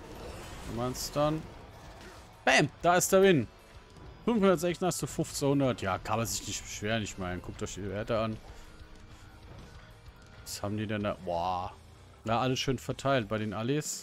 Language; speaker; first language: German; native; German